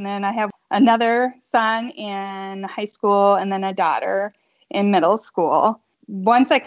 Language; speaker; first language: English; native; English